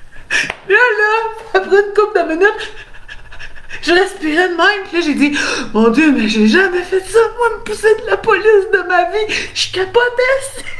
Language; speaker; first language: French; native; French